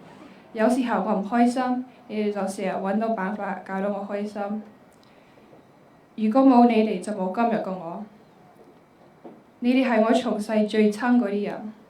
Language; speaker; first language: Cantonese; early bilingual, heritage; Cantonese